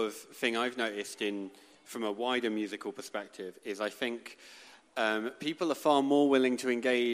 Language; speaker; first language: English; native; English